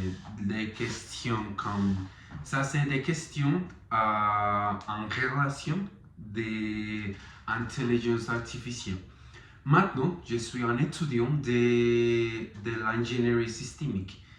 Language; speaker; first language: French; non-native, learner; Spanish